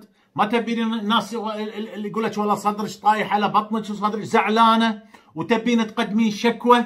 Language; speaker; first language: Arabic; native; Arabic